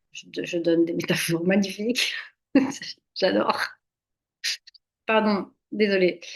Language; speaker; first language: French; native; French